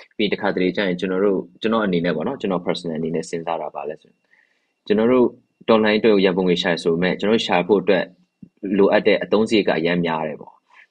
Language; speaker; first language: Burmese; non-native, local second language; Hakha Chin